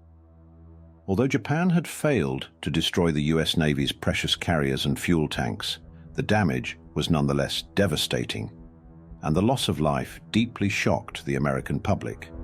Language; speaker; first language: English; native; English